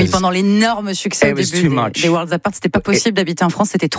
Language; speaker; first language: French; native; French